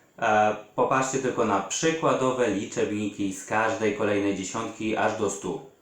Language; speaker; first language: Polish; native; Polish